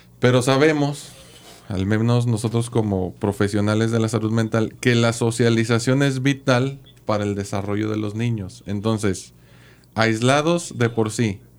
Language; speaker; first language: Spanish; native; Spanish